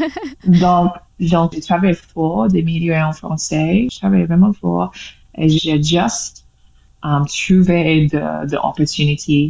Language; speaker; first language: French; non-native, learner; English